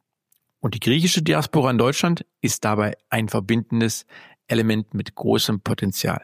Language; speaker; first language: German; native; German